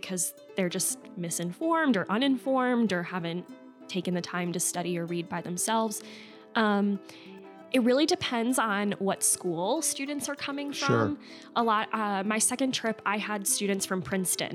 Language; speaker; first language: English; native; English